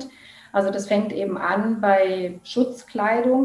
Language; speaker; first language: German; native; German